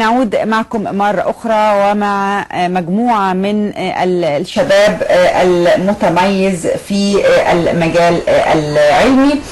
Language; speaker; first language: Arabic; native; Arabic